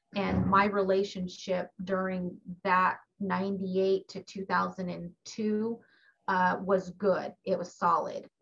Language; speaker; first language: English; native; English